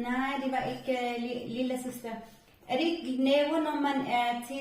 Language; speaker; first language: Danish; non-native, fluent; Filipino